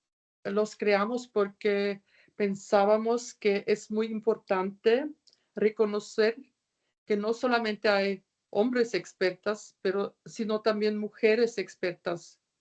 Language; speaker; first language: Spanish; non-native, fluent; German